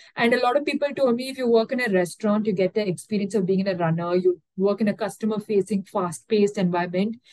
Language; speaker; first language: English; non-native, local second language; Tamil